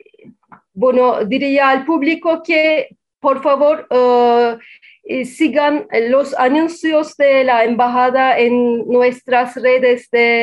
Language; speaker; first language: Spanish; non-native, fluent; Turkish